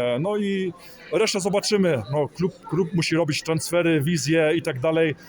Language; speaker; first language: Polish; early bilingual, heritage; Polish